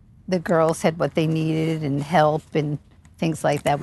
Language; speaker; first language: English; native; English